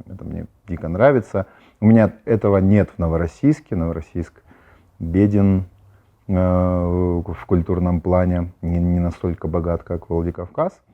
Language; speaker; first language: Russian; native; Russian